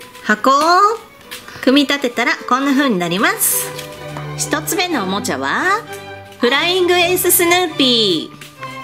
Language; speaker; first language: Japanese; native; Japanese